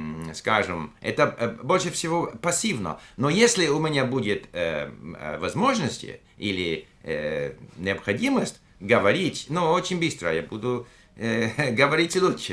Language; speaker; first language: Russian; non-native, fluent; English